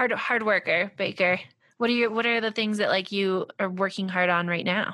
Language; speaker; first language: English; native; English